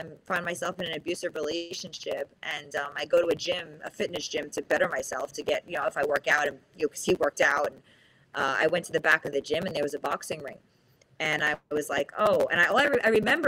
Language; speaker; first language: English; native; English